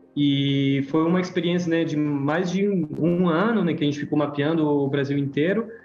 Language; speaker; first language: Portuguese; non-native, fluent; French